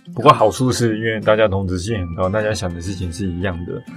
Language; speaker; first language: Chinese; native; Chinese